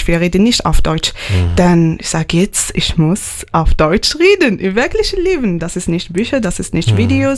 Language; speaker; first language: German; non-native, learner; Arabic